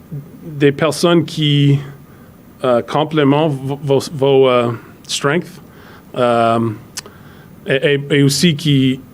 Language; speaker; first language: French; non-native, fluent; English